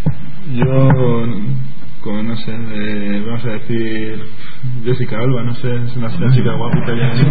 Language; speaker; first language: Spanish; native; Spanish